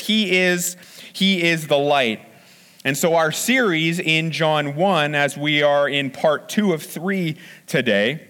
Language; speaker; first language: English; native; English